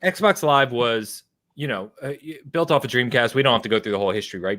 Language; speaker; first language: English; native; English